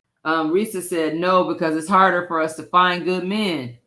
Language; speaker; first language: English; native; English